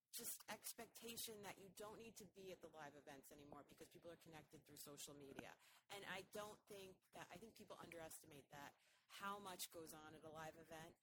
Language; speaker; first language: English; native; English